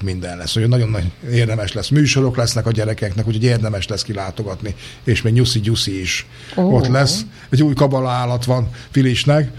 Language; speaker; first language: Hungarian; native; Hungarian